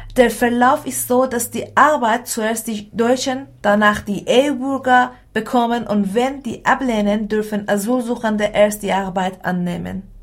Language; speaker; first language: German; non-native, fluent; Persian